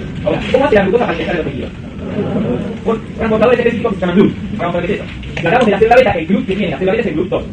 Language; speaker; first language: Spanish; native; Spanish